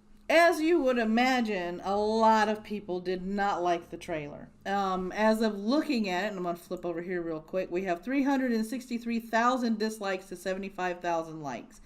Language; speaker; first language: English; native; English